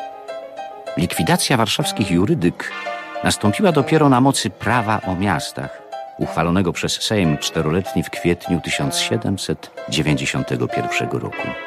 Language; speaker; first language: Polish; native; Polish